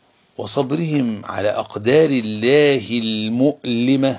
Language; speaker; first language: Arabic; native; Arabic